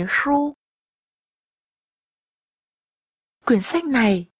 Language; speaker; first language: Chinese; non-native, fluent; Vietnamese